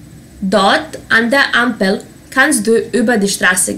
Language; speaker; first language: German; non-native, fluent; Serbian